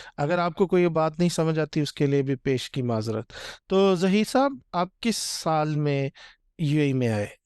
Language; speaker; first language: Urdu; non-native, local second language; Punjabi